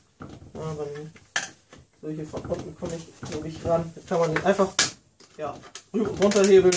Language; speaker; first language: German; native; German